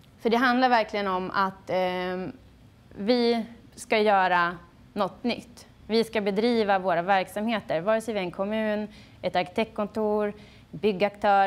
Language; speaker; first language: Swedish; native; Swedish